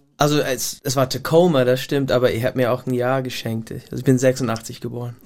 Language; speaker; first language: German; non-native, fluent; English